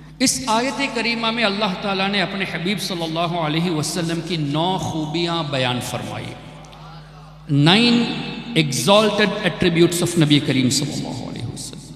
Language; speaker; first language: Urdu; non-native, fluent; Memoni